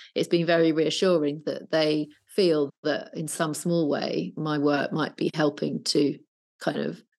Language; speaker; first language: English; native; English